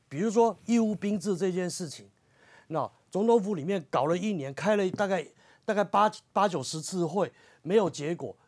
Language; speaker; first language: Chinese; native; Chinese